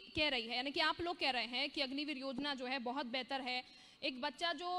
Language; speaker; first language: Hindi; native; Hindi